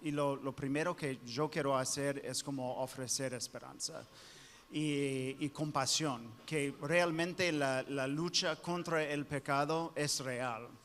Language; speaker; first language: Spanish; non-native, fluent; English